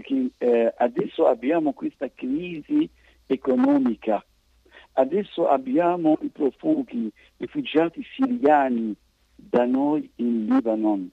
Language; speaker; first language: Italian; non-native, fluent; Arabic